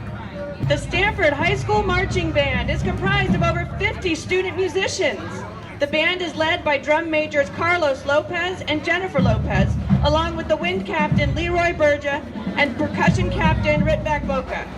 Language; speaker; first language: English; native; English